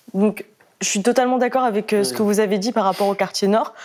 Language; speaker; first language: French; native; French